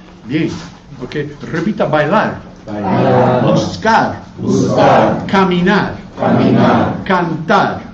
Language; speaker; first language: Spanish; non-native, fluent; English